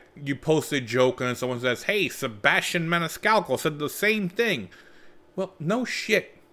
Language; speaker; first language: English; native; English